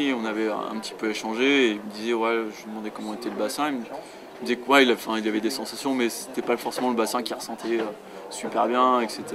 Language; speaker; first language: French; native; French